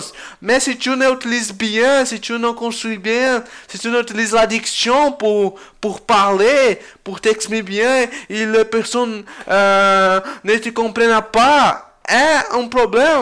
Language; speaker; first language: French; non-native, learner; Portuguese